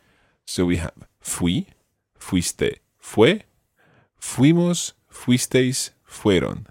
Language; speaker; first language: Spanish; non-native, fluent; English